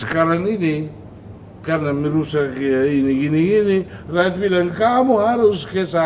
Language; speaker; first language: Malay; non-native, fluent; Tetum